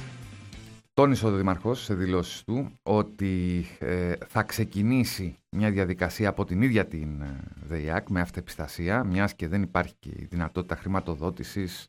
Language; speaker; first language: Greek; native; Greek